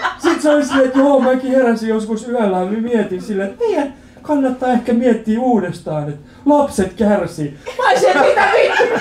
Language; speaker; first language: Finnish; early bilingual, other home language; Persian